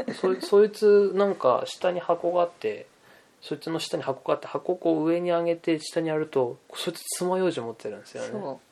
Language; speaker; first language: Japanese; native; Japanese